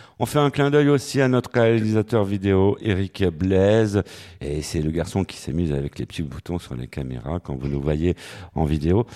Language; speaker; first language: French; native; French